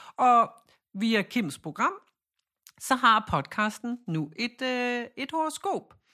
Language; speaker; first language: Danish; native; Danish